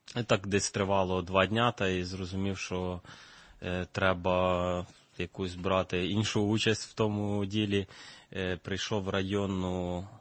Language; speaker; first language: Ukrainian; native; Ukrainian